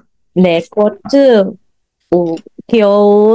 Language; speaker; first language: Korean; non-native, fluent; Filipino